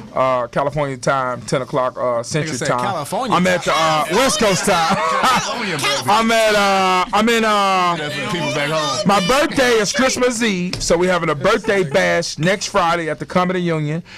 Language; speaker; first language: English; native; English